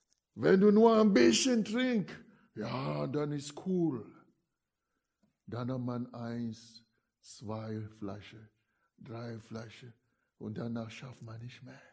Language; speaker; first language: German; non-native, fluent; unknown